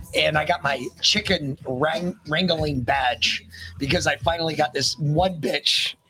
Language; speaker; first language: English; native; English